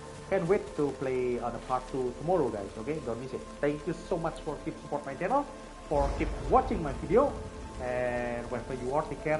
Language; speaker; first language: English; non-native, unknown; Indonesian